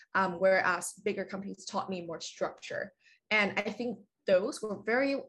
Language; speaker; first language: English; non-native, fluent; Vietnamese